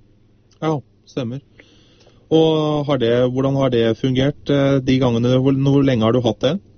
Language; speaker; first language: Norwegian; native; Norwegian